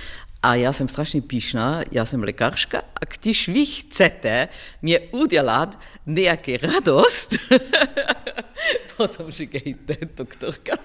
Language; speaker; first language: Czech; non-native, learner; German